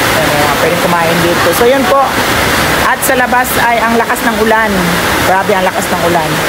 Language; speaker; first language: Filipino; native; Filipino